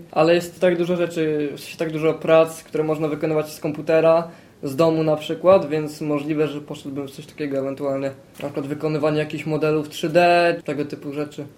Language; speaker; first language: Polish; native; Polish